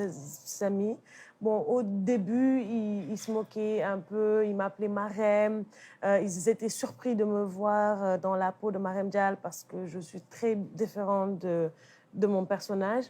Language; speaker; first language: French; non-native, local second language; Wolof